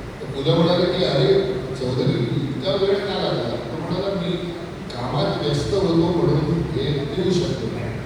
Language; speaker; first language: Marathi; non-native, local second language; Konkani